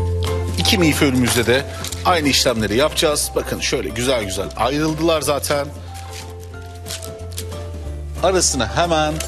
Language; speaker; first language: Turkish; native; Turkish